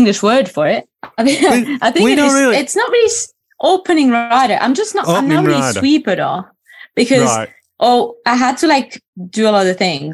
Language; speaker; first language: English; non-native, fluent; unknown